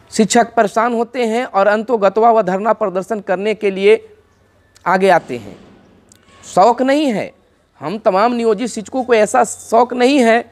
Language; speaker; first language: Hindi; native; Hindi